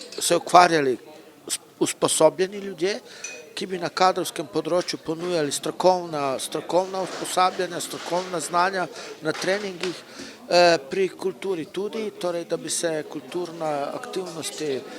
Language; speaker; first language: Slovenian; non-native, local second language; Romany